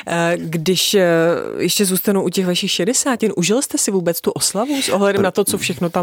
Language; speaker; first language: Czech; native; Czech